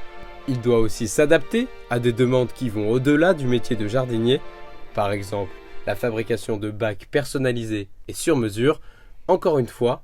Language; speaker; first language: French; native; French